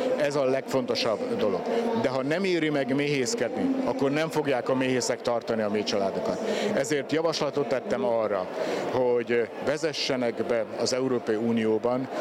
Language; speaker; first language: Hungarian; native; Hungarian